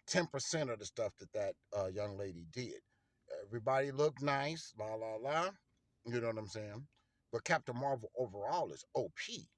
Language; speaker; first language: English; native; English